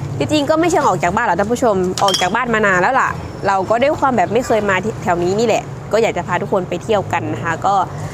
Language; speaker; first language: Thai; native; Thai